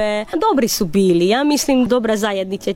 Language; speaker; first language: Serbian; non-native, local second language; Hungarian